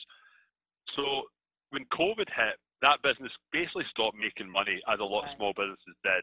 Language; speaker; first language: English; native; English